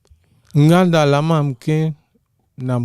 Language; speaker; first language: Indonesian; non-native, fluent; English